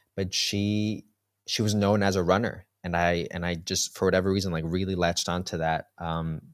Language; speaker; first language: English; early bilingual, heritage; Spanish